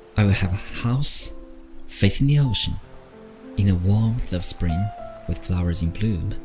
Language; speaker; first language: English; non-native, fluent; Chinese